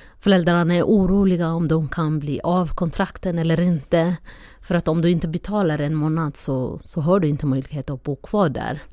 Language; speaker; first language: Swedish; non-native, fluent; Somali